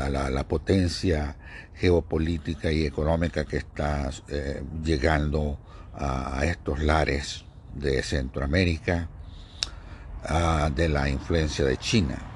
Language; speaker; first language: Spanish; native; Spanish